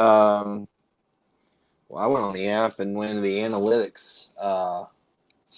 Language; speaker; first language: English; native; English